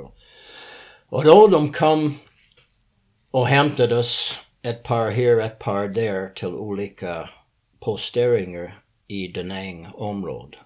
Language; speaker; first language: Swedish; early bilingual, heritage; English